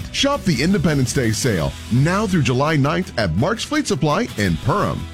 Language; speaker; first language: English; native; English